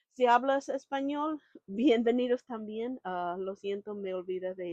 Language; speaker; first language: Spanish; non-native, learner; English